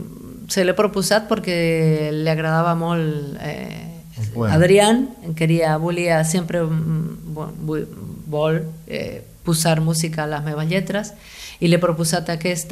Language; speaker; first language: Catalan; non-native, fluent; Spanish